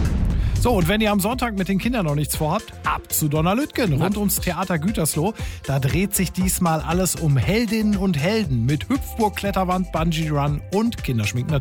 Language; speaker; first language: German; native; German